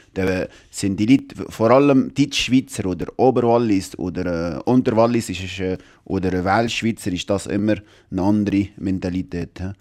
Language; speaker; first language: German; non-native, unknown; Arabic